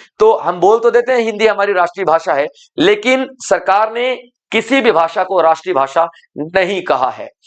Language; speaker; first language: Hindi; native; Hindi